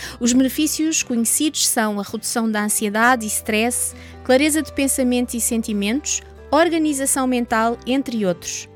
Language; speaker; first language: Portuguese; native; Portuguese